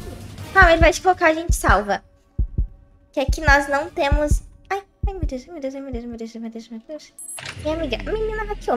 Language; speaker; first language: Portuguese; native; Portuguese